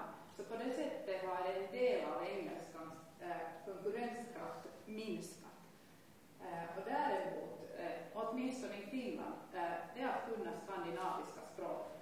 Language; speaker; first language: Swedish; non-native, local second language; Finnish